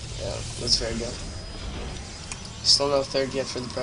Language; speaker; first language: English; native; English